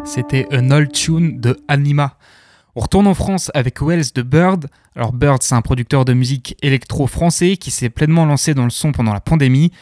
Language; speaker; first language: French; native; French